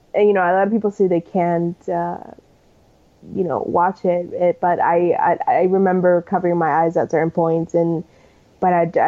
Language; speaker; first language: English; early bilingual, other home language; Spanish